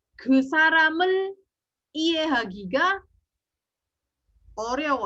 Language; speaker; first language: Korean; non-native, fluent; Indonesian